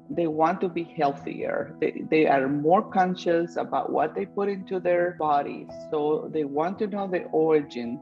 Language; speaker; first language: English; non-native, fluent; Spanish